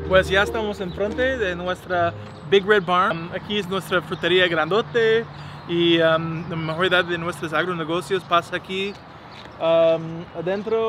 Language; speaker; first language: Spanish; non-native, learner; English